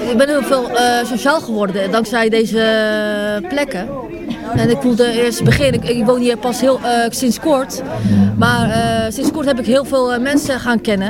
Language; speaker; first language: Dutch; non-native, learner; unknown